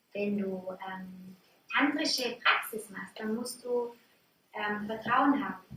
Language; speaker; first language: German; native; German